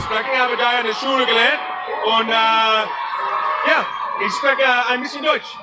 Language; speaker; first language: German; non-native, learner; English